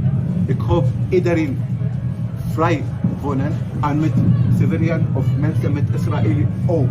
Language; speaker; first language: Dutch; non-native, learner; Arabic